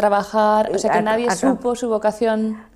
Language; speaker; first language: Spanish; native; Spanish